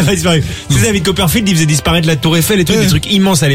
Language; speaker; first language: French; native; French